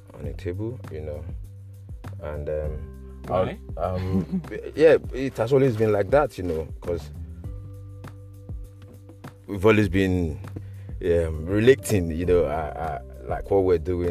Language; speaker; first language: English; non-native, local second language; Yoruba